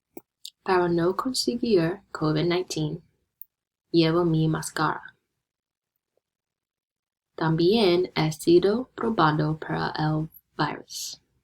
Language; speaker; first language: Spanish; non-native, learner; English